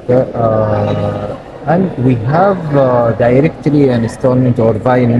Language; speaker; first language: English; non-native, learner; Arabic